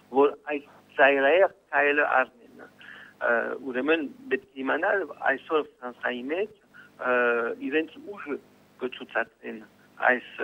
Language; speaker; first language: Armenian; early bilingual, heritage; Armenian